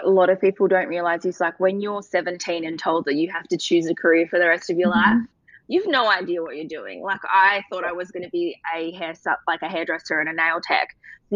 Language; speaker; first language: English; native; English